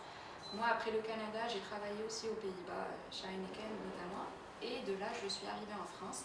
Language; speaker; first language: French; native; French